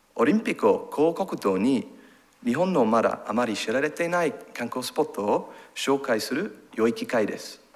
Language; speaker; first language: Japanese; non-native, learner; English